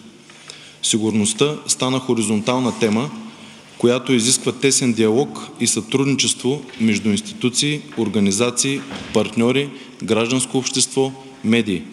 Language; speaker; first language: Bulgarian; native; Bulgarian